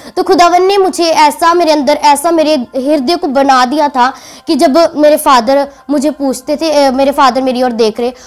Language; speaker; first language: Hindi; native; Hindi